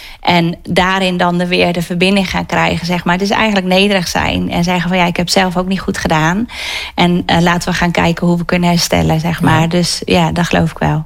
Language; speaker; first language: Dutch; native; Dutch